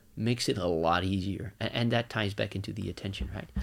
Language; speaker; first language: English; non-native, fluent; Dutch